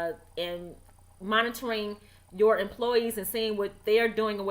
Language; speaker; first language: English; native; English